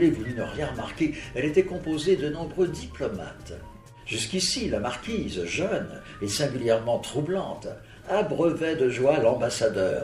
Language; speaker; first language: French; native; French